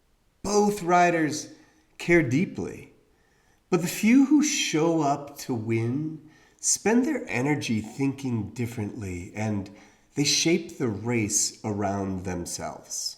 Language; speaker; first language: English; native; English